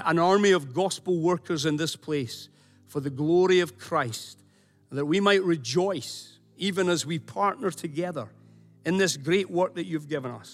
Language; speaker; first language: English; native; English